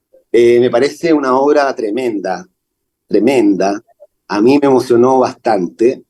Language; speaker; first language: Spanish; native; Spanish